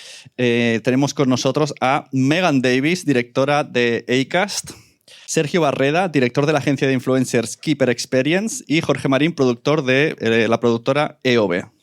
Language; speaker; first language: Spanish; native; Spanish